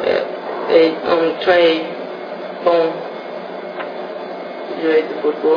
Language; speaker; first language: French; non-native, learner; English